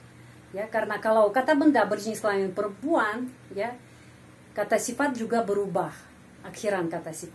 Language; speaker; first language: Indonesian; non-native, fluent; Russian